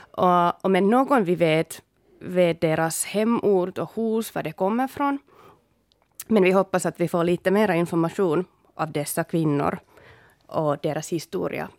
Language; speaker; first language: Swedish; non-native, local second language; Finnish